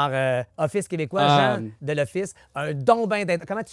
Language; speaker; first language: French; native; French